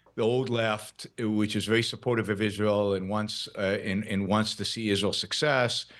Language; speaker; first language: English; non-native, fluent; Hebrew